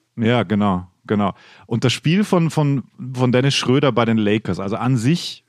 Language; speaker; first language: German; native; German